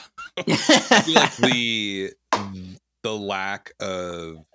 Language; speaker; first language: English; native; English